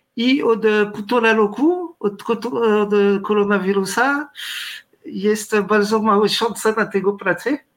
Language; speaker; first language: Polish; non-native, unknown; French